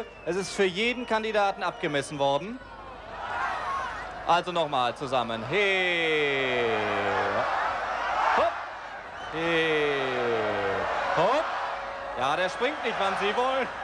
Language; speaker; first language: German; native; German